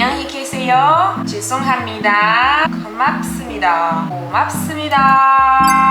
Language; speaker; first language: Korean; non-native, learner; English